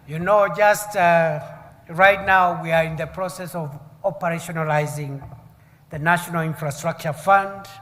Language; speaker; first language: English; non-native, local second language; Swahili